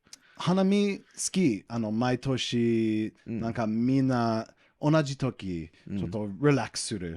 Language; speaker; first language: Japanese; non-native, learner; English